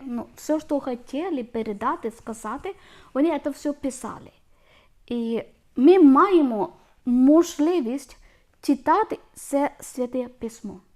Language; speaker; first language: Ukrainian; non-native, learner; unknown